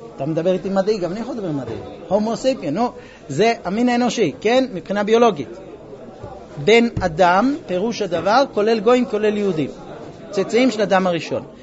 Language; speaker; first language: Hebrew; non-native, fluent; English